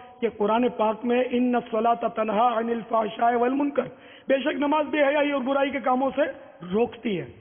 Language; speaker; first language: Urdu; non-native, local second language; Memoni